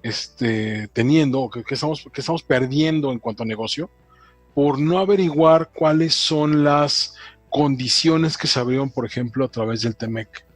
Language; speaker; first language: Spanish; native; Spanish